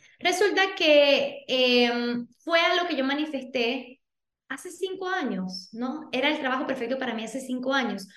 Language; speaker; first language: Spanish; early bilingual, other home language; Portuguese